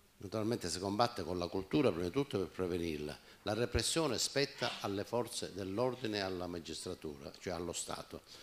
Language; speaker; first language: Italian; native; Italian